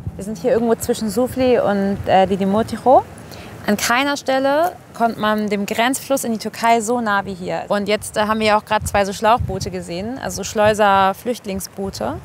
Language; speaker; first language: German; native; German